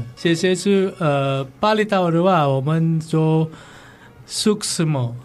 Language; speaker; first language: Chinese; non-native, learner; Balinese